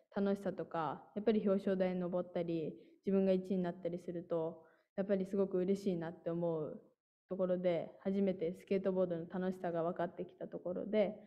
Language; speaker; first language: Japanese; native; Japanese